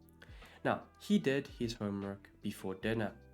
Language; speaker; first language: English; non-native, fluent; Italian